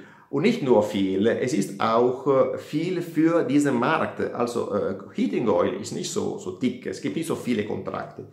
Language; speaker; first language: German; non-native, fluent; Italian